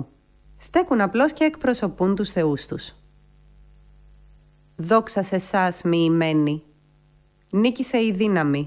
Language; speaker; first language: Greek; native; Greek